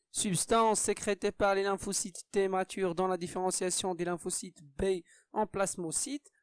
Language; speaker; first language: French; non-native, local second language; Arabic